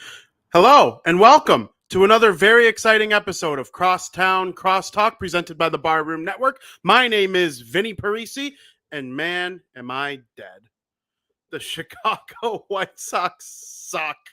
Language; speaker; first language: English; native; English